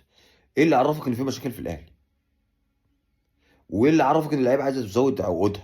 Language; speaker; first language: Arabic; native; Arabic